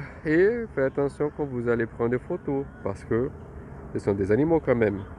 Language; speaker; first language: French; non-native, fluent; Portuguese